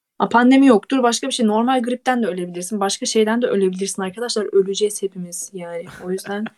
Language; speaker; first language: Turkish; native; Turkish